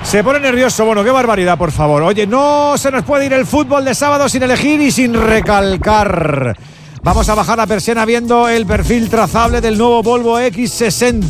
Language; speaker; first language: Spanish; native; Spanish